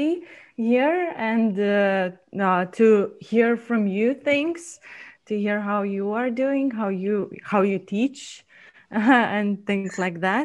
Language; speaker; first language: English; non-native, fluent; Lithuanian